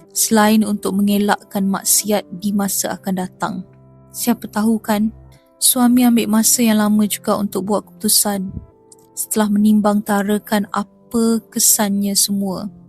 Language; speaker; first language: Malay; native; Malay